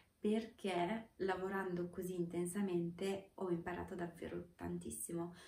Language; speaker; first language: Italian; non-native, fluent; Romanian